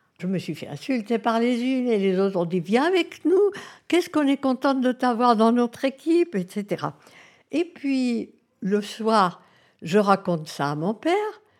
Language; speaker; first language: French; early bilingual, other home language; Spanish